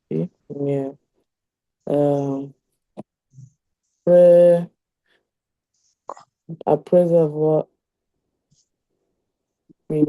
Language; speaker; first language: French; non-native, learner; English